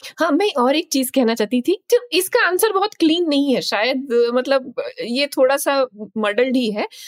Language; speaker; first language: Hindi; native; Hindi